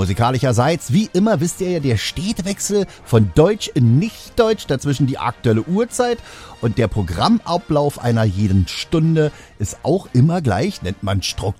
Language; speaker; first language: German; native; German